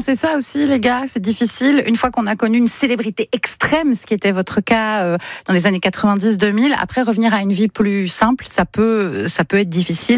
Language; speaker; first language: French; native; French